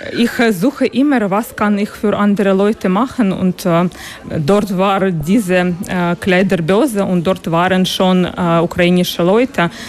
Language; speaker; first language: German; non-native, learner; Russian